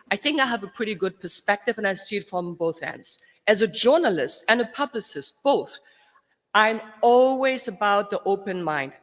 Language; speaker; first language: English; non-native, fluent; German